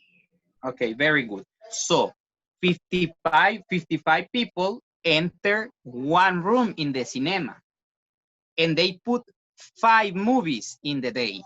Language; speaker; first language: English; non-native, fluent; Spanish